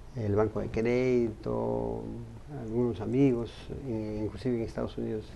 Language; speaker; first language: Spanish; native; Spanish